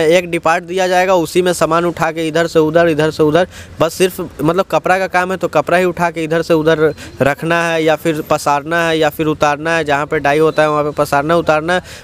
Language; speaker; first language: Hindi; native; Hindi